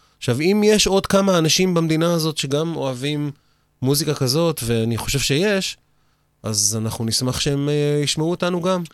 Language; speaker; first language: Hebrew; native; Hebrew